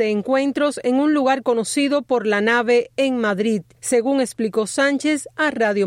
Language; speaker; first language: Spanish; native; Spanish